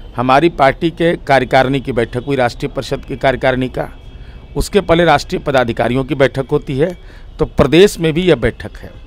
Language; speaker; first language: Hindi; native; Hindi